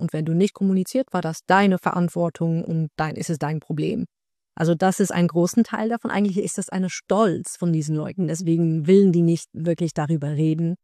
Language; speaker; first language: German; non-native, fluent; Dutch